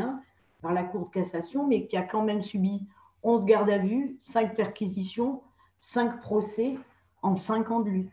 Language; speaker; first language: French; native; French